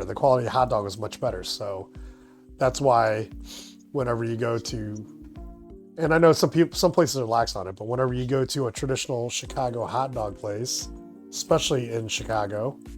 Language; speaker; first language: English; native; English